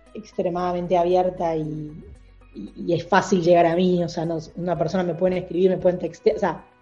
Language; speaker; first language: Spanish; native; Spanish